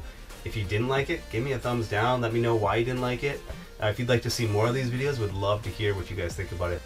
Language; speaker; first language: English; native; English